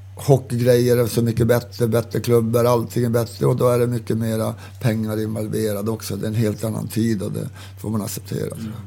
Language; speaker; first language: Swedish; native; Swedish